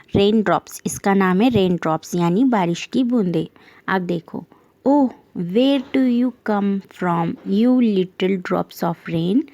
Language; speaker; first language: Urdu; native; Urdu